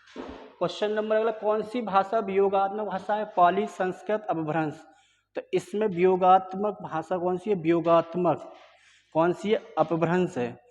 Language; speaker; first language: Hindi; native; Hindi